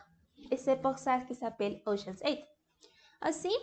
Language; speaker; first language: French; non-native, learner; English